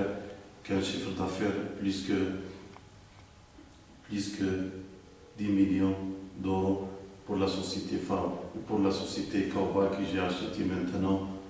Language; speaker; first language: French; non-native, local second language; Arabic